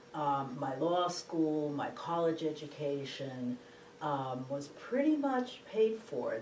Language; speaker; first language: English; native; English